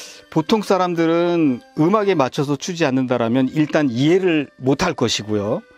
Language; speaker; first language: Korean; native; Korean